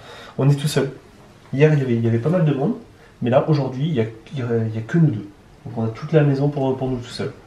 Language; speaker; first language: French; native; French